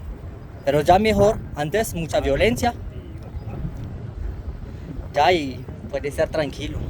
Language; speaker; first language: Spanish; non-native, learner; French